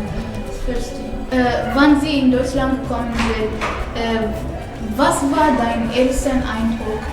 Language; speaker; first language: German; non-native, learner; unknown